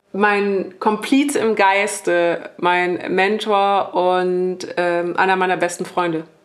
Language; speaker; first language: German; native; German